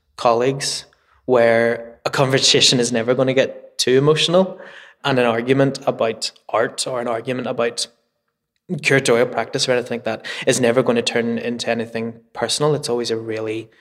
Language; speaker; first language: English; native; English